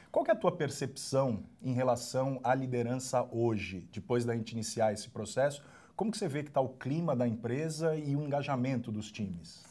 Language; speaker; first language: Portuguese; native; Portuguese